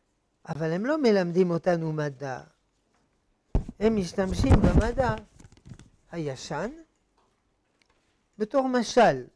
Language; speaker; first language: Hebrew; non-native, fluent; French